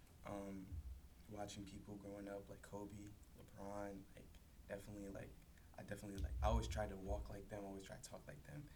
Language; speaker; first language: English; native; English